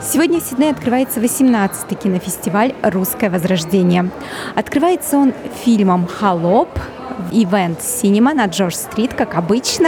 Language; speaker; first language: Russian; native; Russian